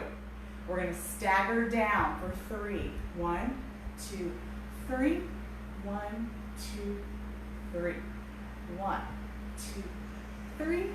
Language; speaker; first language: English; native; English